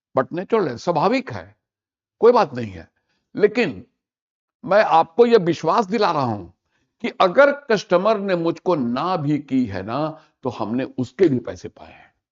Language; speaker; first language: Hindi; native; Hindi